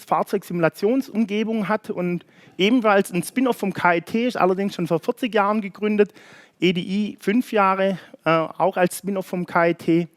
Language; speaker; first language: German; native; German